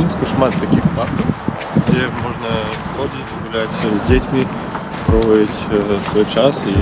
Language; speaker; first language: Polish; non-native, learner; Russian